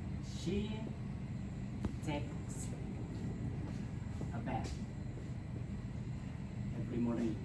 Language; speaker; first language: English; non-native, fluent; Indonesian